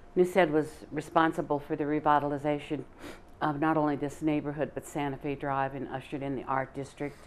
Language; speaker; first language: English; native; English